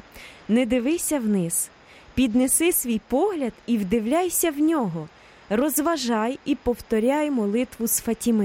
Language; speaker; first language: Ukrainian; native; Ukrainian